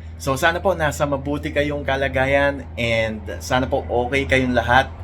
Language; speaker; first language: Filipino; native; Filipino